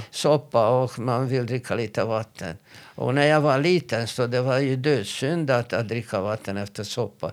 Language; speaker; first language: Swedish; non-native, fluent; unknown